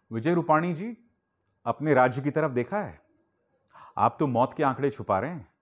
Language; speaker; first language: Hindi; native; Hindi